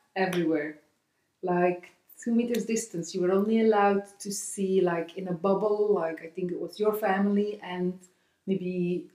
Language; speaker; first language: English; non-native, fluent; Dutch